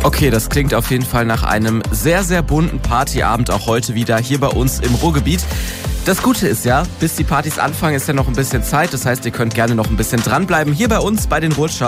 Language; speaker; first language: German; native; German